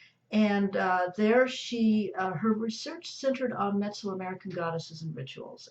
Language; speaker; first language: English; native; English